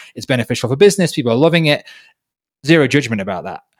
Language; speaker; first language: English; native; English